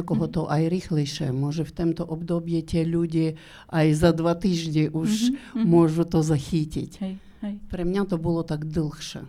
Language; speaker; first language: Slovak; non-native, learner; Ukrainian